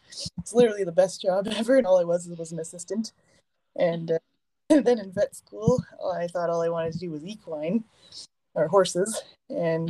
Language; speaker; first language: English; native; English